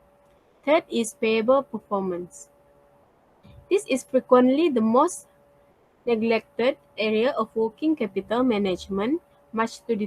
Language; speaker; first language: English; non-native, local second language; Malay